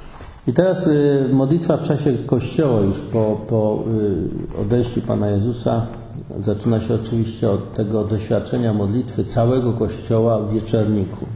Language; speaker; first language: Polish; native; Polish